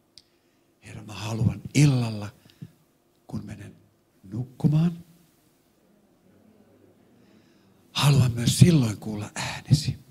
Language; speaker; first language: Finnish; non-native, fluent; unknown